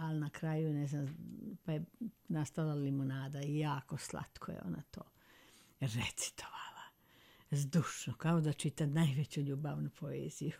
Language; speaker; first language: Serbian; native; Serbian